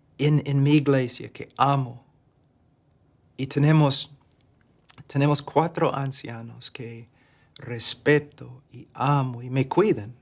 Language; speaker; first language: Spanish; non-native, fluent; English